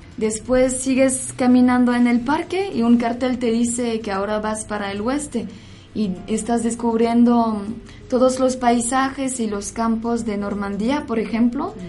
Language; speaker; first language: Spanish; non-native, fluent; French